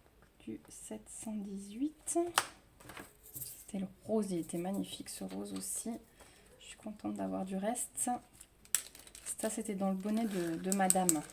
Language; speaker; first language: French; native; French